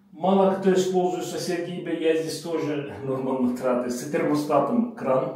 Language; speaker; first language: Russian; non-native, learner; Turkish